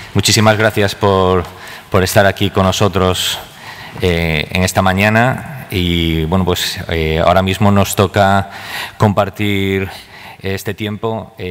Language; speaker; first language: Spanish; native; Spanish